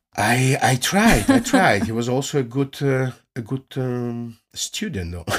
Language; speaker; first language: English; non-native, fluent; Greek